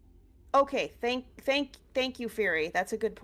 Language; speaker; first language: English; native; English